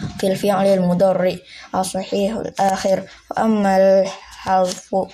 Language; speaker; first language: Arabic; non-native, learner; Indonesian